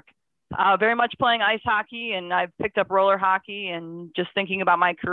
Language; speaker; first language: English; native; English